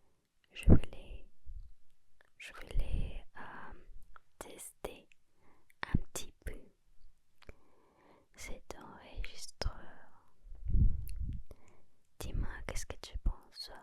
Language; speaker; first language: French; non-native, learner; Spanish